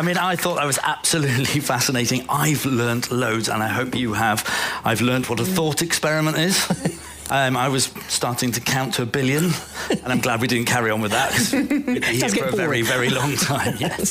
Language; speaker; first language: English; native; English